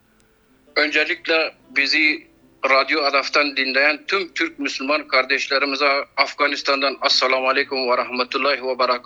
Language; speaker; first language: Turkish; non-native, fluent; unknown